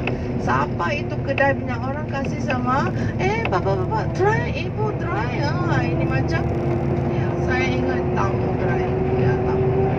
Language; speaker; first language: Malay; non-native, learner; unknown